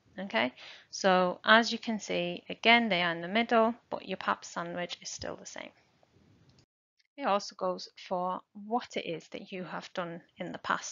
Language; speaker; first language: English; native; English